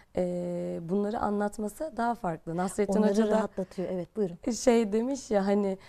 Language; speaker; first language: Turkish; native; Turkish